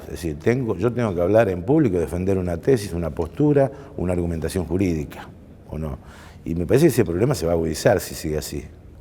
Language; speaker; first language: Spanish; native; Spanish